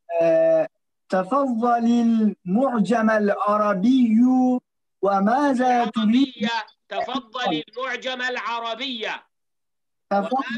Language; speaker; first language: Arabic; non-native, learner; Turkish